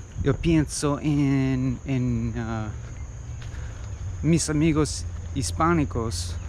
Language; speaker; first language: Spanish; non-native, learner; English